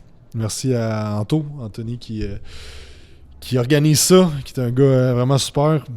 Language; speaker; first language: French; native; French